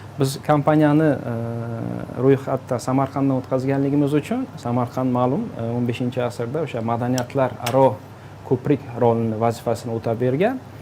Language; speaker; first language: Uzbek; native; Uzbek